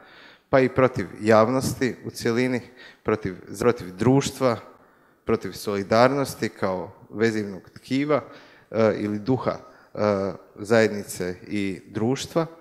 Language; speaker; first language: Croatian; native; Croatian